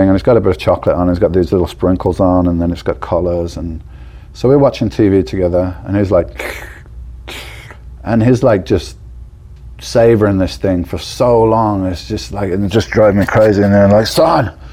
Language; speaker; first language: English; native; English